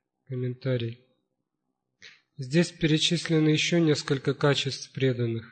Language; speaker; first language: Russian; native; Russian